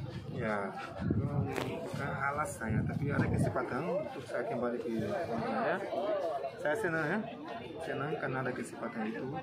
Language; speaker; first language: Indonesian; non-native, fluent; Portuguese